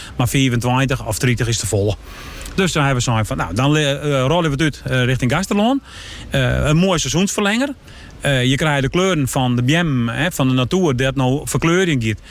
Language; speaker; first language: Dutch; non-native, local second language; Western Frisian